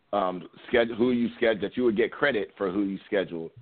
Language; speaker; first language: English; native; English